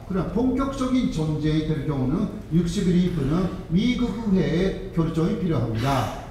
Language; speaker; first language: Korean; non-native, fluent; Japanese